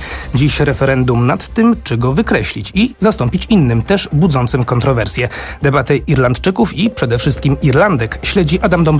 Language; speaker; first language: Polish; native; Polish